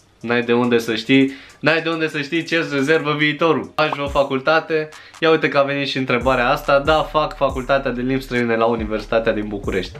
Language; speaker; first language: Romanian; early bilingual, other home language; Chinese